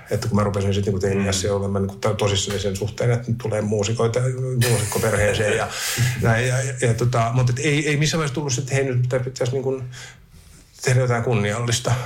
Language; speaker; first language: Finnish; native; Finnish